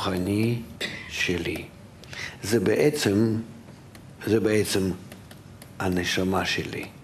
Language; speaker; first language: Hebrew; non-native, fluent; Russian